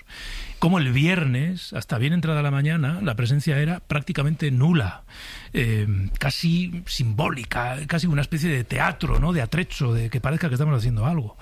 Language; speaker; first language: Spanish; native; Spanish